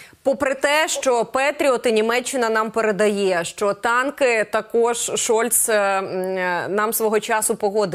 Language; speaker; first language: Ukrainian; native; Ukrainian